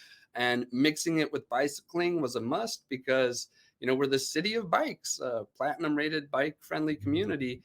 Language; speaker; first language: English; native; English